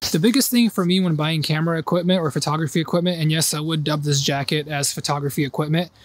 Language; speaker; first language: English; native; English